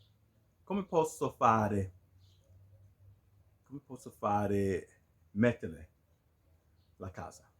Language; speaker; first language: Italian; non-native, learner; English